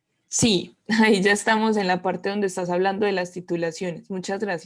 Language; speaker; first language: Spanish; native; Spanish